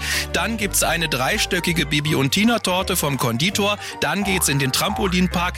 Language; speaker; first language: German; native; German